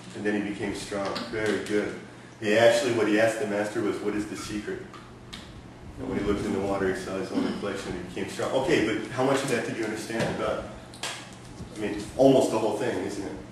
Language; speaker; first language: English; native; English